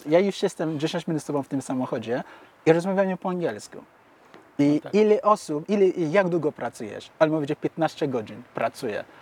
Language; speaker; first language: Polish; non-native, fluent; Yoruba